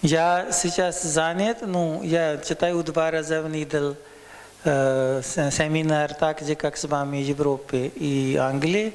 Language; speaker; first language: Russian; non-native, learner; Hindi